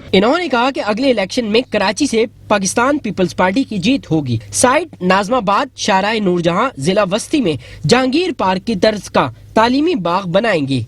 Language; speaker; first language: Urdu; native; Urdu